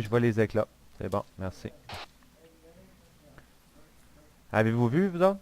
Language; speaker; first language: French; native; French